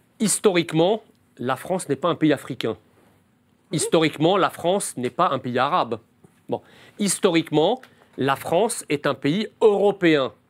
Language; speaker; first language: French; early bilingual, other home language; Arabic